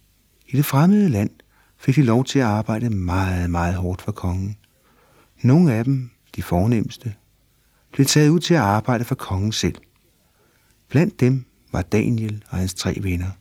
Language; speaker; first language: Danish; native; Danish